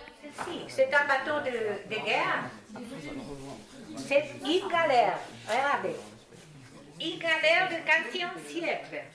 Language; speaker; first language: French; non-native, fluent; Spanish